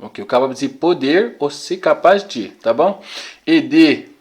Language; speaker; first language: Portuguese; non-native, learner; Haitian Creole